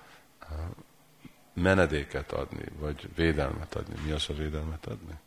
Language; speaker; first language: Hungarian; early bilingual, heritage; Hungarian